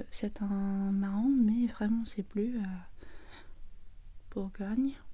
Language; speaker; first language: French; non-native, learner; English